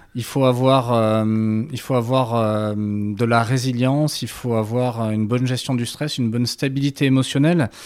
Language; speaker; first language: French; native; French